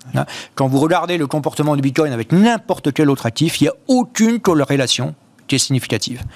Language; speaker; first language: French; native; French